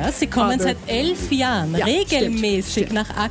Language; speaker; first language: German; native; German